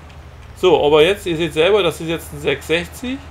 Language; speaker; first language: German; native; German